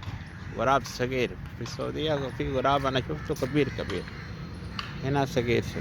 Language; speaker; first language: Arabic; non-native, learner; Urdu